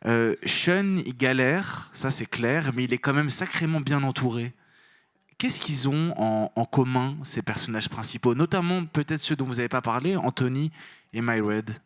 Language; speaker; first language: French; native; French